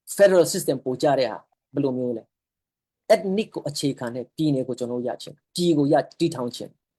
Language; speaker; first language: Burmese; non-native, local second language; Hakha Chin